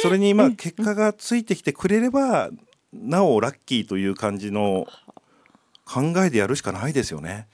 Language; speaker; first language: Japanese; native; Japanese